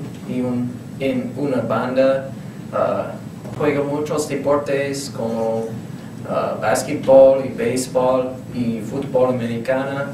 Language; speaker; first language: Spanish; non-native, learner; English